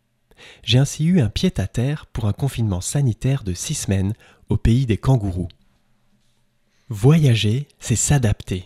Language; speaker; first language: French; native; French